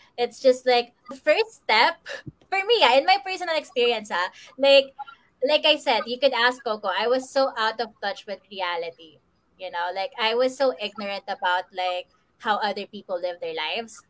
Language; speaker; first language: English; non-native, local second language; Filipino